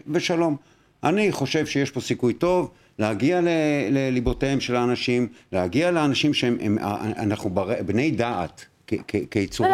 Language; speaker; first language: Hebrew; native; Hebrew